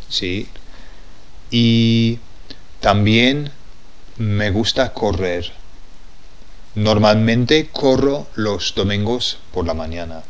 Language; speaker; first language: Spanish; non-native, fluent; English